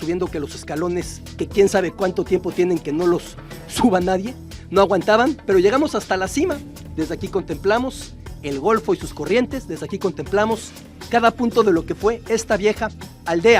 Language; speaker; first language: Spanish; native; Spanish